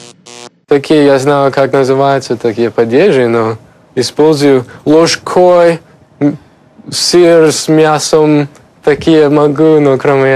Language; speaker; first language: Russian; non-native, learner; English